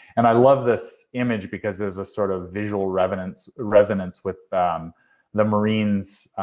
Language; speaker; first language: English; native; English